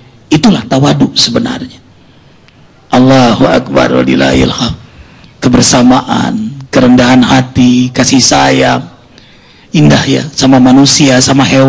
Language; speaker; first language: Indonesian; native; Indonesian